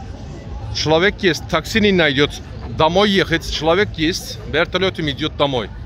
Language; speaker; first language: Russian; non-native, learner; Turkish